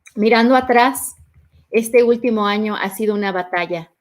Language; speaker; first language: Spanish; early bilingual, heritage; Spanish